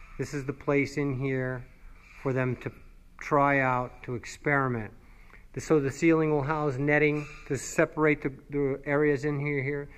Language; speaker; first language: English; native; English